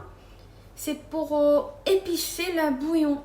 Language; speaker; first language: French; non-native, fluent; Korean